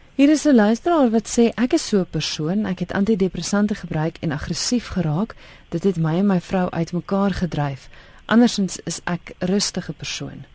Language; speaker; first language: Afrikaans; native; Afrikaans